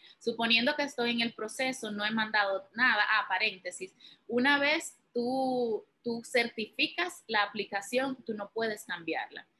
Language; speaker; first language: Spanish; native; Spanish